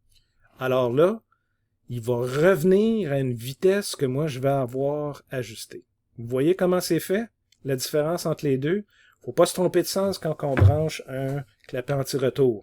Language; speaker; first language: French; native; French